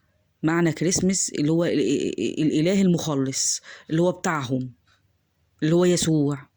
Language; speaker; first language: Arabic; native; Arabic